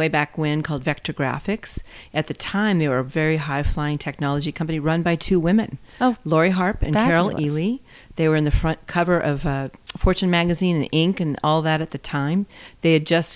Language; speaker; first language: English; native; English